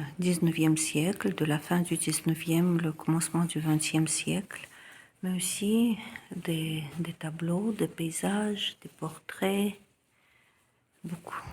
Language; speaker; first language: French; non-native, fluent; Russian